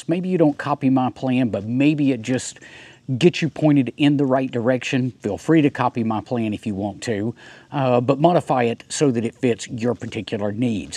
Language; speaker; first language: English; native; English